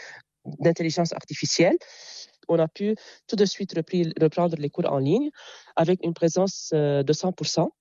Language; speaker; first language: French; non-native, local second language; Arabic